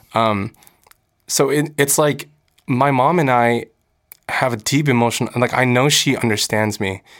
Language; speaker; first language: English; early bilingual, other home language; Korean